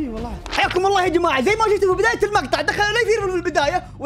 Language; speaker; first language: Arabic; native; Arabic